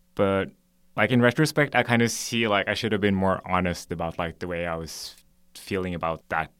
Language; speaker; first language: English; non-native, fluent; Norwegian